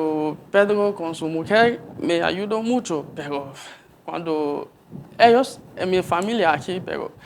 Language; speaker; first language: Spanish; non-native, learner; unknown